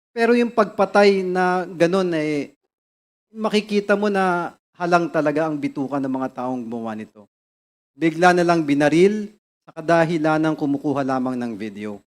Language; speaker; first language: Filipino; native; Filipino